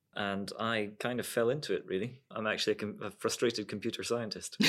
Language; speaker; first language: English; native; English